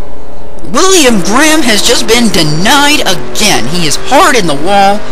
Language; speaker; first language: English; native; English